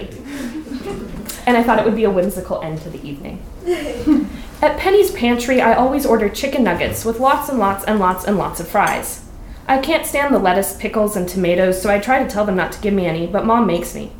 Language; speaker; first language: English; native; English